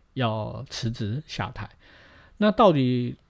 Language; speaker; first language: Chinese; native; Chinese